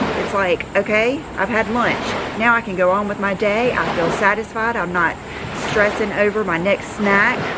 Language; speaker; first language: English; native; English